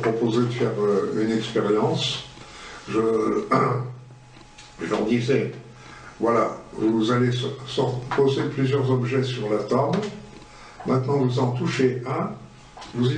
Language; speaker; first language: French; native; French